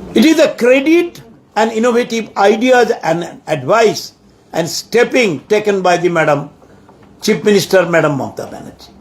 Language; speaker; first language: English; non-native, local second language; Bangla